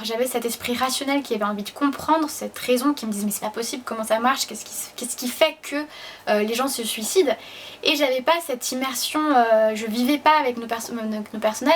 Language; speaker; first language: French; native; French